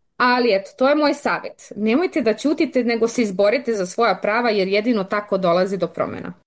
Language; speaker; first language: Serbian; native; Serbian